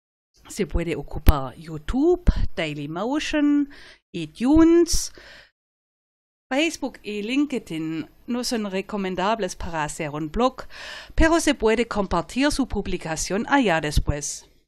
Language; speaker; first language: Spanish; non-native, fluent; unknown